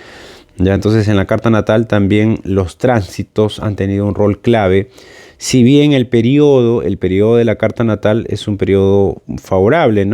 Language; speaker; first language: Spanish; native; Spanish